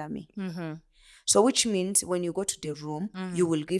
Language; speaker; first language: English; non-native, local second language; Kinyarwanda